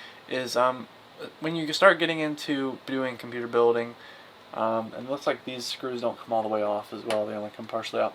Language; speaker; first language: English; native; English